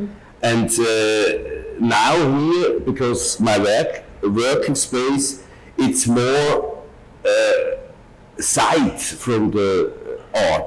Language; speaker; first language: English; non-native, learner; German